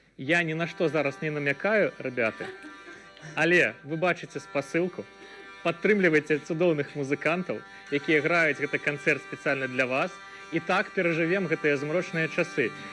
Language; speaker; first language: Belarusian; native; Belarusian